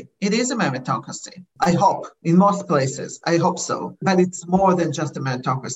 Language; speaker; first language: English; non-native, fluent; Hebrew